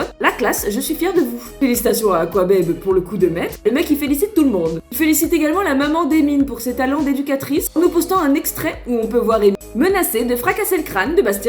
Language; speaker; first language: French; native; French